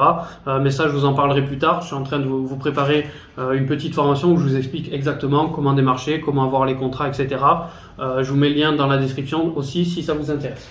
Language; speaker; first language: French; native; French